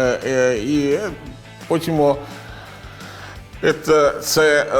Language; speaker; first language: Ukrainian; non-native, learner; Italian